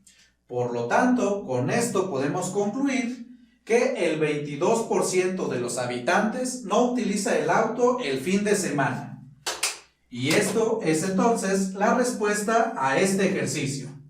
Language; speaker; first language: Spanish; native; Spanish